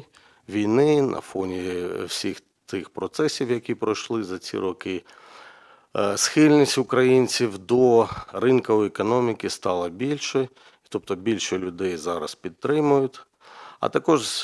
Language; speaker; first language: Ukrainian; native; Ukrainian